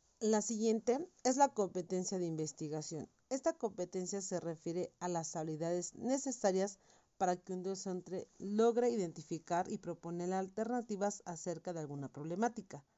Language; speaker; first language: Spanish; native; Spanish